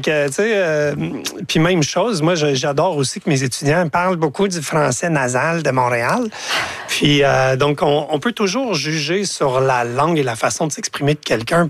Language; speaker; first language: French; native; French